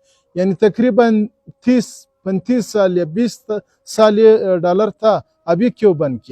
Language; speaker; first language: Hindi; non-native, fluent; Pashto